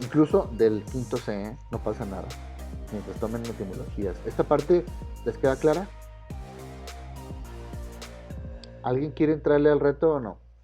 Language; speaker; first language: Spanish; native; Spanish